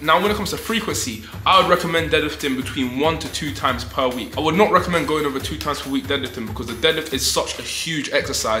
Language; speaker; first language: English; native; English